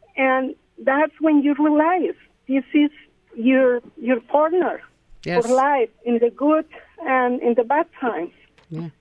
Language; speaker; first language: English; non-native, fluent; Spanish